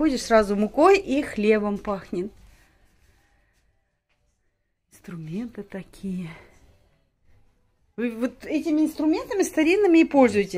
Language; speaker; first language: Russian; native; Russian